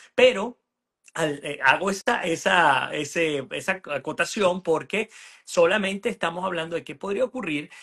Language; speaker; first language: Spanish; native; Spanish